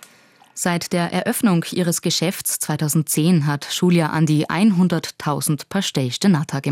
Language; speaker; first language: German; native; German